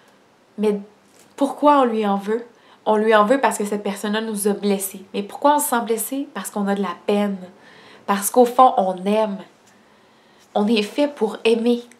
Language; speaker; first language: French; native; French